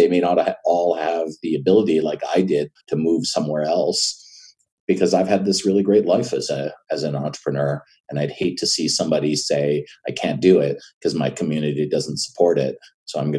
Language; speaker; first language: English; native; English